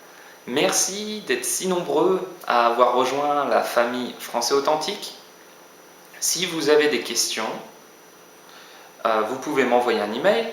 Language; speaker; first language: French; native; French